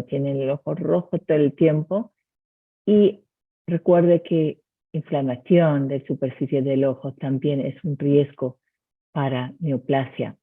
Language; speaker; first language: Spanish; early bilingual, heritage; Spanish